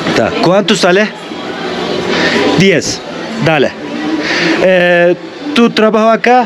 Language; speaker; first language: Spanish; non-native, learner; Turkish